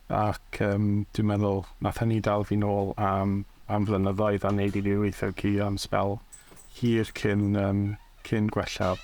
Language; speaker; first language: Welsh; native; Welsh